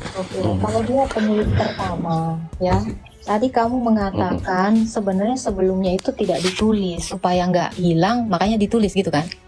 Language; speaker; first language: Indonesian; native; Indonesian